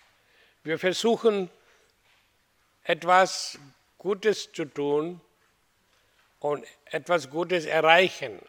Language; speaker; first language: German; non-native, learner; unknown